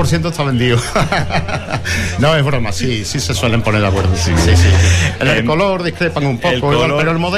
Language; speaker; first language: Spanish; native; Spanish